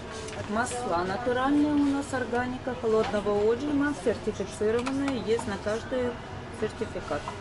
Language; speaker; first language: Russian; native; Russian